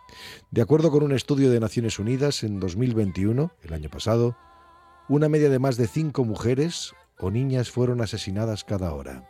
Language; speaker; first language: Spanish; native; Spanish